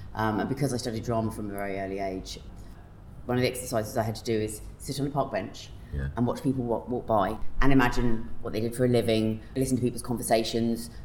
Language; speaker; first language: English; native; English